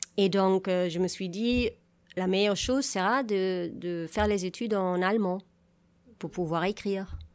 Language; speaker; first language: French; non-native, fluent; German